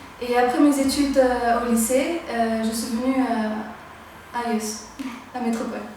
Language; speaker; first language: French; early bilingual, other home language; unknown